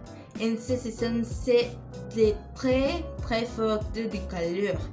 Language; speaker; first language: French; non-native, learner; Spanish